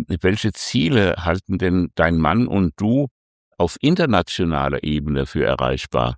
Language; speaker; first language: German; native; German